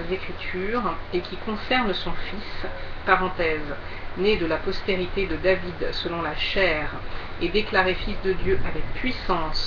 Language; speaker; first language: French; native; French